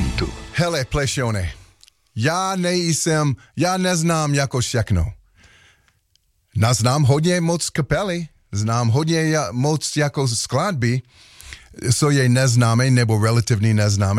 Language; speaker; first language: Czech; non-native, learner; English